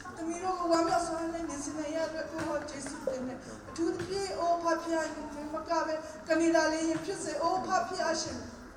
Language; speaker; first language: Burmese; non-native, local second language; Hakha Chin